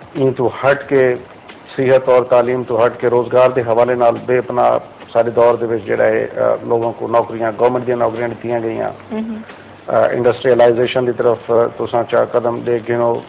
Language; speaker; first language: Punjabi; non-native, local second language; Saraiki